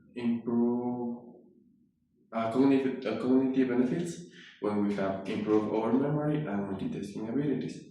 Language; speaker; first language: English; non-native, learner; Spanish